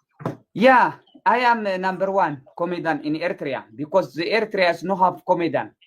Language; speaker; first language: English; non-native, learner; Tigrinya